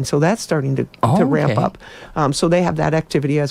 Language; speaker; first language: English; native; English